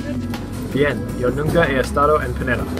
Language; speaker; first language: Spanish; non-native, learner; English